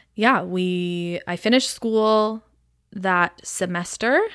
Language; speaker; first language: English; native; English